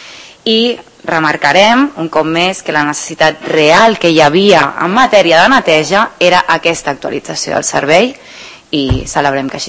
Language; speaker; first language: Catalan; native; Catalan